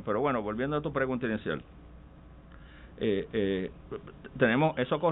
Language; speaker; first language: Spanish; native; Spanish